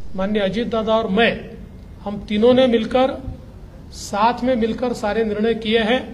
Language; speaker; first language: Hindi; non-native, local second language; Marathi